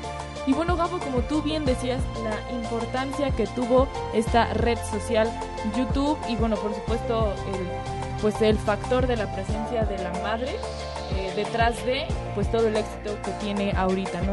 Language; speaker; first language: Spanish; native; Spanish